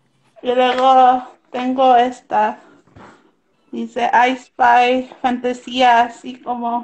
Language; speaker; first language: Spanish; early bilingual, heritage; Spanish